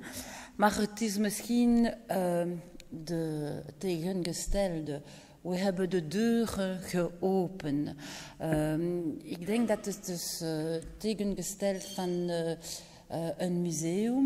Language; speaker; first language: Dutch; non-native, local second language; French